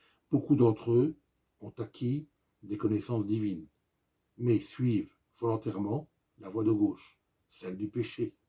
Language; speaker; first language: French; native; French